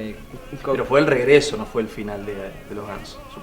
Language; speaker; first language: Spanish; native; Spanish